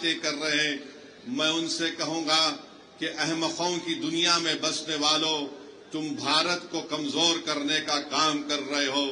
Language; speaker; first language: Urdu; native; Urdu